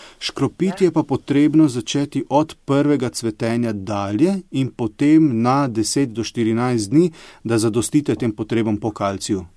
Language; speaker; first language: Slovenian; early bilingual, other home language; Bosnian